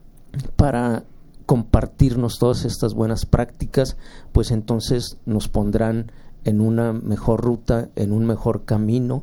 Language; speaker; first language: Spanish; native; Spanish